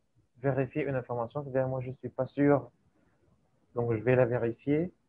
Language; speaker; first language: French; native; French